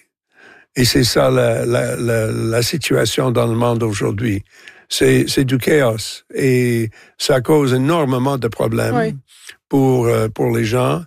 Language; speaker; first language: French; non-native, local second language; English